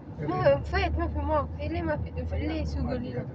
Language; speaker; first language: Arabic; non-native, learner; Filipino